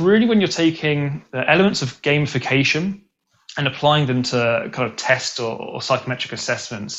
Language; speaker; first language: English; native; English